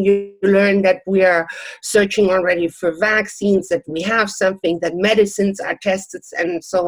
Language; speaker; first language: English; non-native, fluent; German